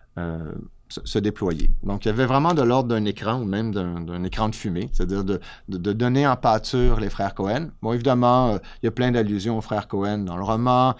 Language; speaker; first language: French; native; French